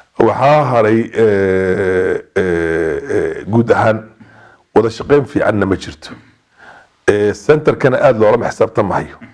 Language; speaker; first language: Somali; native; Somali